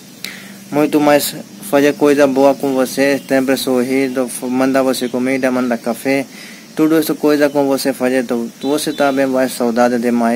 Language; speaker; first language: Portuguese; non-native, learner; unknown